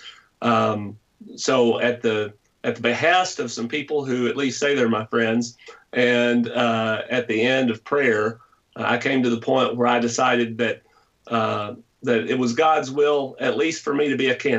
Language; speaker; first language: English; native; English